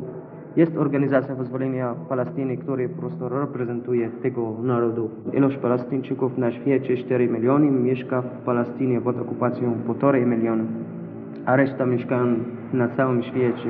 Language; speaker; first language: Polish; non-native, learner; Arabic